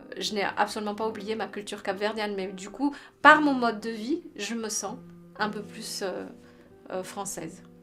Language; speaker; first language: French; early bilingual, other home language; Kabuverdianu